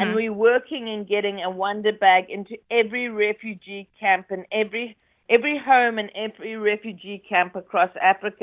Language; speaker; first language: English; native; English